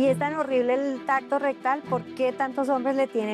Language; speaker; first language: Spanish; native; Spanish